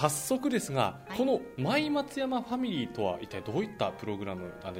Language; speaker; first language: Japanese; native; Japanese